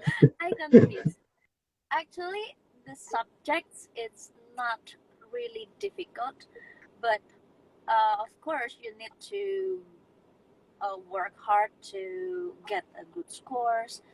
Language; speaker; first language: English; non-native, fluent; Indonesian